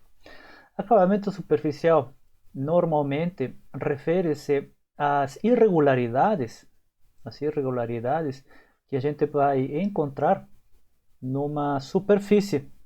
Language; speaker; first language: Portuguese; native; Portuguese